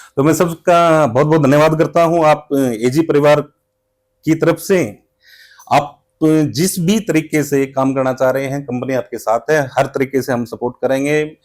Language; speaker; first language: Hindi; native; Hindi